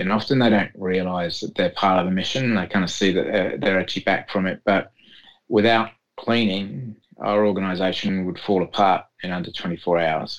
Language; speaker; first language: English; native; English